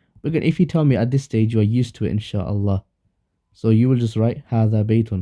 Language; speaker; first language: English; native; English